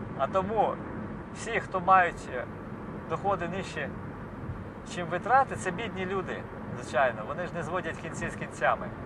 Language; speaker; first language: Ukrainian; non-native, local second language; Russian